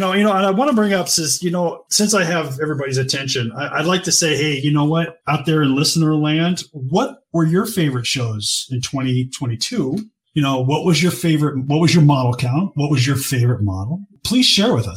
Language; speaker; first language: English; native; English